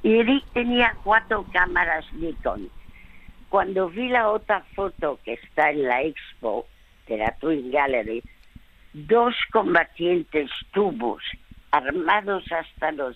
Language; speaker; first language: Spanish; non-native, fluent; French